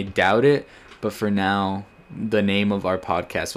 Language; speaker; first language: English; native; English